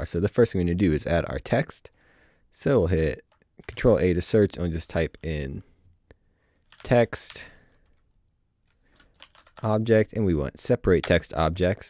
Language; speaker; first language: English; native; English